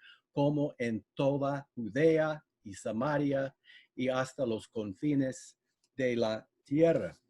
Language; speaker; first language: Spanish; non-native, fluent; English